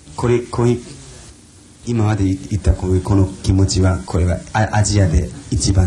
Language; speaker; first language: Japanese; non-native, fluent; Chinese